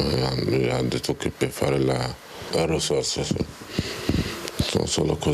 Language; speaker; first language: Italian; non-native, learner; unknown